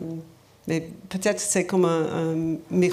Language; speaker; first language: French; non-native, learner; English